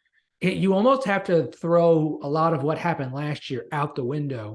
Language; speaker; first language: English; native; English